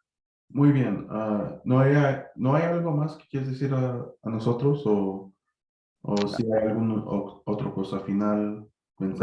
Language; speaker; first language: Spanish; early bilingual, heritage; Spanish